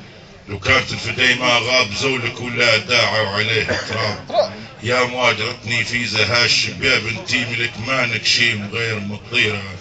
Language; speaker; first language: Arabic; native; Arabic